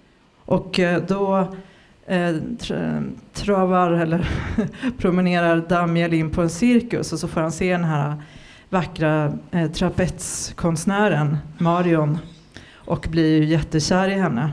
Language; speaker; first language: Swedish; native; Swedish